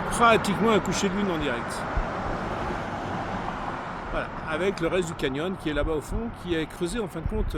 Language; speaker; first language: French; native; French